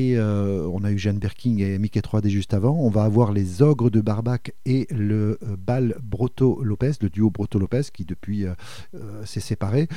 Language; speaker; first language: French; native; French